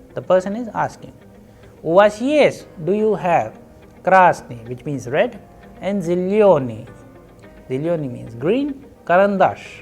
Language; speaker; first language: Russian; non-native, fluent; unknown